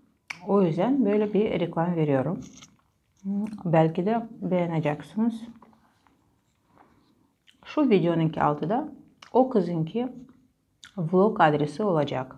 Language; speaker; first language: Turkish; non-native, fluent; Russian